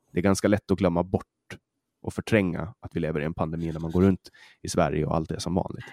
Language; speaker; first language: Swedish; native; Swedish